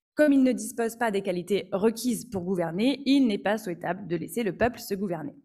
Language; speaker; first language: French; native; French